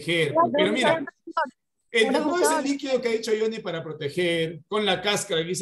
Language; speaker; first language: Spanish; native; Spanish